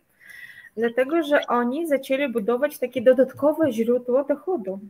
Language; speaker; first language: Polish; non-native, fluent; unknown